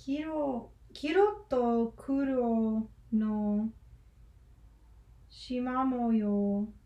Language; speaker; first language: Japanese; non-native, learner; English